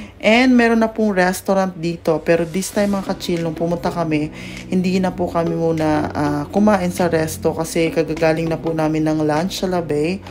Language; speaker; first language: Filipino; non-native, local second language; Cebuano